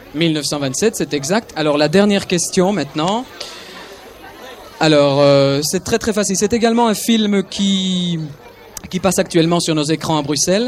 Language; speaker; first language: French; native; French